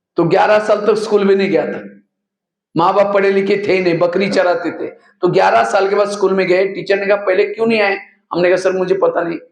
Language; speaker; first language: Hindi; non-native, local second language; Marathi